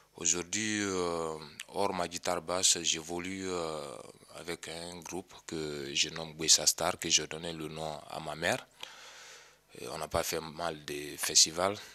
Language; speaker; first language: French; non-native, local second language; Mandingo